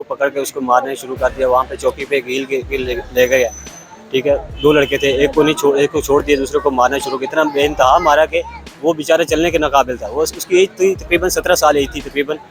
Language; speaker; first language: Urdu; non-native, local second language; Punjabi